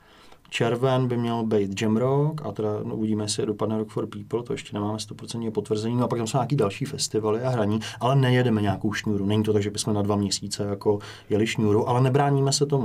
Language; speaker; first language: Czech; native; Czech